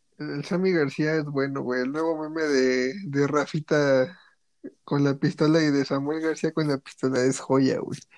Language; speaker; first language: Spanish; native; Spanish